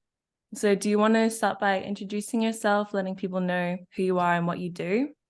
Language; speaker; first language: English; native; English